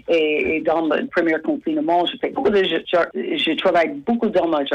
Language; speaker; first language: French; non-native, fluent; English